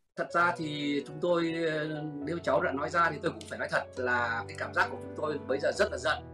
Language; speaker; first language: Vietnamese; native; Vietnamese